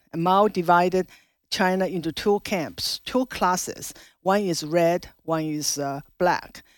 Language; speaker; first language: English; non-native, fluent; Chinese